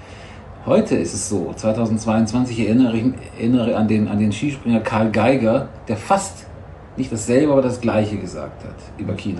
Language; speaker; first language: German; native; German